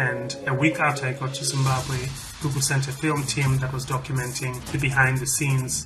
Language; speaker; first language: English; non-native, local second language; Shona